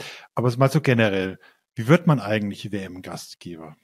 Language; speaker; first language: German; native; German